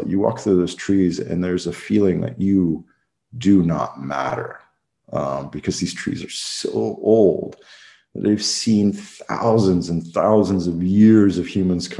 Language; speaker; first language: English; native; English